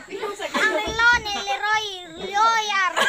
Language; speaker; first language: Cebuano; native; Cebuano